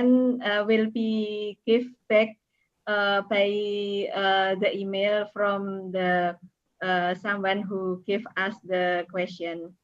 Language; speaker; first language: English; non-native, learner; Indonesian